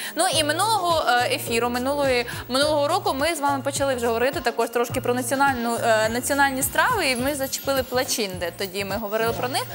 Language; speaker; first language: Ukrainian; native; Ukrainian